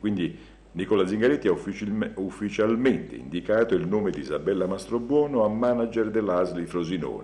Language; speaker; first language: Italian; native; Italian